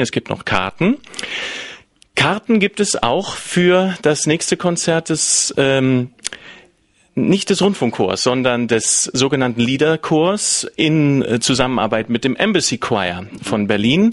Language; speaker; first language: German; native; German